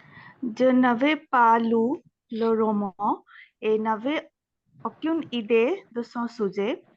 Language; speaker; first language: French; non-native, learner; Bangla